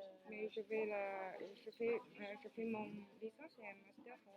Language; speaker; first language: French; non-native, learner; Chinese